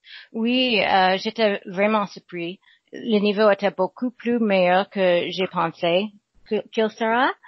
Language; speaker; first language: French; non-native, learner; English